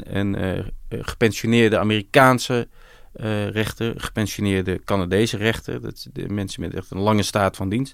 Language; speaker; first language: Dutch; native; Dutch